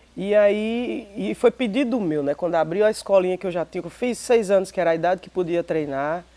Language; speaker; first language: Portuguese; native; Portuguese